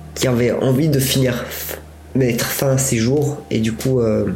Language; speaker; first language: French; native; French